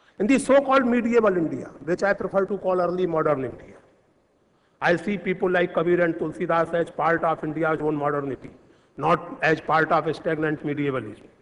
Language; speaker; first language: English; non-native, local second language; Hindi